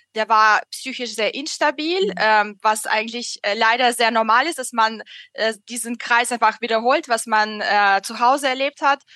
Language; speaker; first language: German; non-native, fluent; Russian